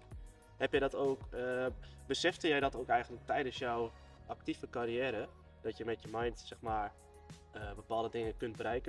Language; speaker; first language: Dutch; native; Dutch